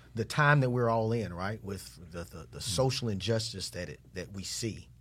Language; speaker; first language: English; native; English